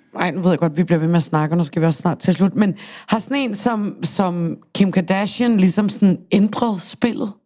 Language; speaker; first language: Danish; native; Danish